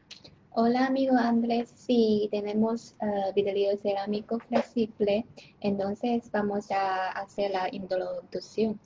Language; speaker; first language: Spanish; non-native, learner; Chinese